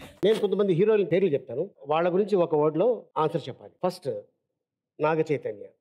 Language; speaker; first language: Telugu; native; Telugu